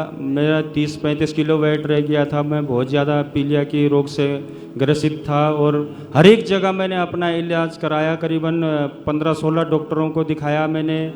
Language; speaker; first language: Hindi; early bilingual, other home language; Nepali